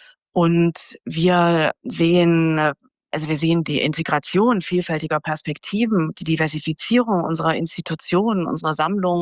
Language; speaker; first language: German; native; German